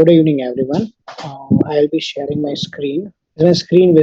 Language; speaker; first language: English; non-native, local second language; Gujarati